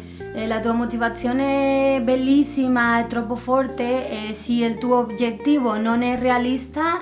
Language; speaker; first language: Italian; non-native, learner; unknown